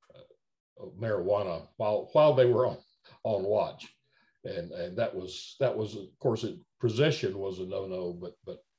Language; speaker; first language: English; native; English